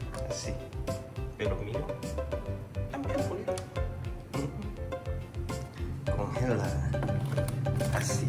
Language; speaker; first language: Spanish; non-native, learner; Korean